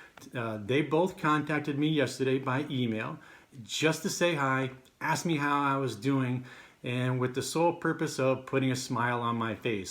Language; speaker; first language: English; native; English